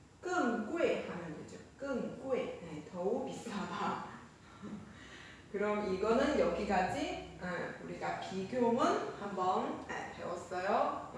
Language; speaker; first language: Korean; non-native, fluent; Chinese